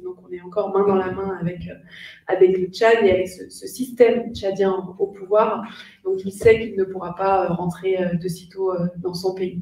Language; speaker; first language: French; native; French